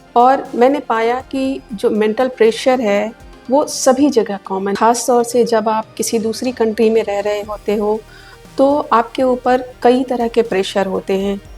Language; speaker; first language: Hindi; native; Hindi